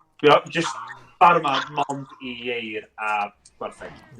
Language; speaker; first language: Welsh; native; Welsh